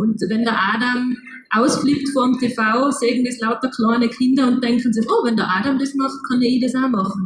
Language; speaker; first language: German; native; German